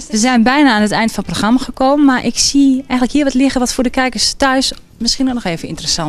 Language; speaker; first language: Dutch; native; Dutch